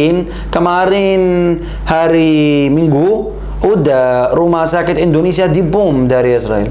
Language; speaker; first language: Indonesian; non-native, learner; Arabic